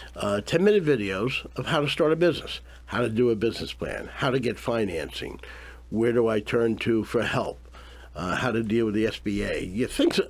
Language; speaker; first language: English; native; English